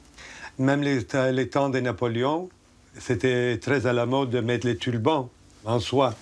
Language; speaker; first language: French; non-native, fluent; Turkish